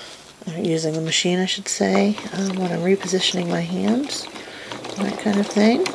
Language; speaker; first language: English; native; English